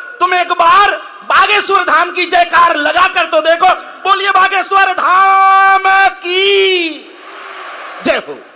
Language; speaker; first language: Hindi; native; Hindi